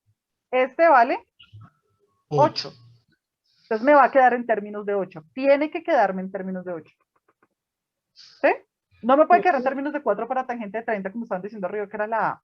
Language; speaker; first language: Spanish; native; Spanish